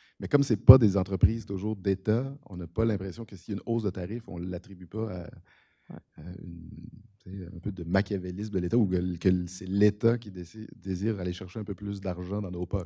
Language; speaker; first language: French; native; French